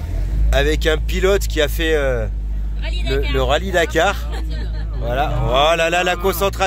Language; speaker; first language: French; native; French